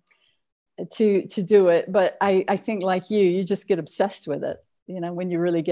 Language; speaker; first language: English; native; English